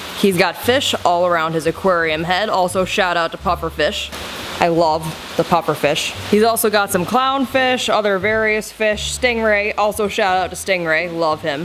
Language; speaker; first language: English; native; English